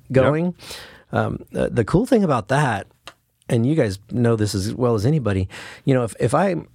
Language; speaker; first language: English; native; English